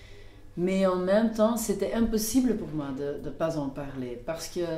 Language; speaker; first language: French; non-native, local second language; Dutch